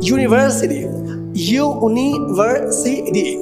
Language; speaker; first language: English; non-native, local second language; Bangla